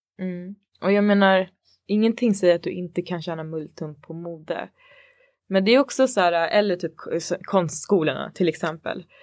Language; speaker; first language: Swedish; early bilingual, other home language; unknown